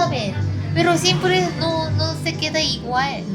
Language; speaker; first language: Spanish; non-native, fluent; Korean